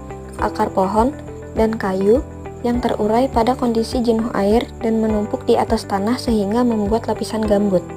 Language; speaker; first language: Indonesian; native; Indonesian